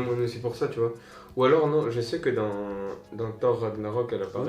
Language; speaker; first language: French; native; French